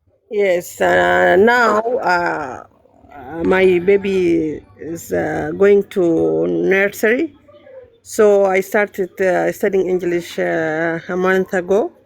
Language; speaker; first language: English; non-native, learner; Arabic